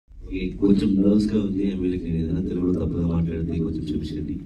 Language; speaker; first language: Telugu; non-native, learner; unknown